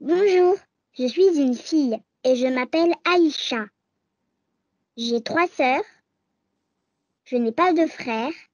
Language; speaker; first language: French; non-native, learner; Arabic